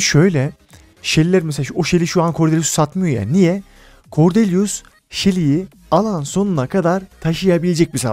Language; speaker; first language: Turkish; native; Turkish